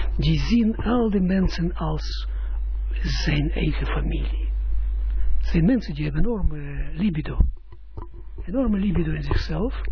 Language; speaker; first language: Dutch; non-native, fluent; Russian